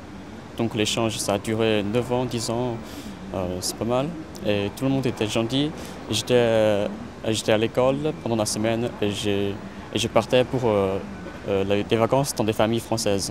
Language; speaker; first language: French; non-native, fluent; Chinese